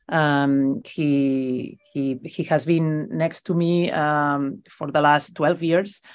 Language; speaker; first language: English; non-native, fluent; Spanish